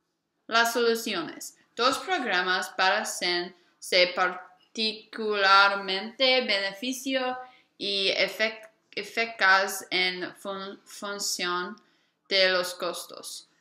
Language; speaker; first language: Spanish; non-native, learner; English